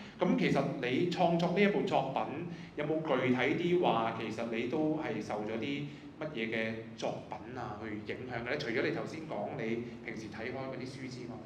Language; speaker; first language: Cantonese; native; Cantonese